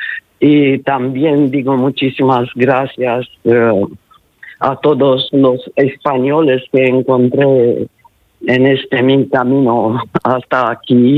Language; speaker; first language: Spanish; non-native, learner; Italian